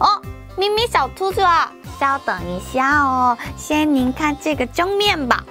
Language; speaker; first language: Chinese; non-native, fluent; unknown